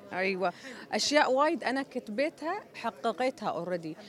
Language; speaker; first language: Arabic; native; Arabic